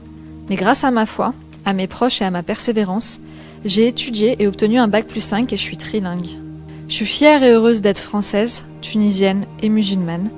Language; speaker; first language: French; native; French